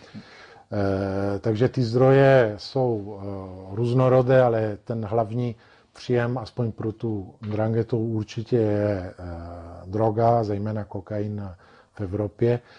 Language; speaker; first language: Czech; non-native, fluent; Italian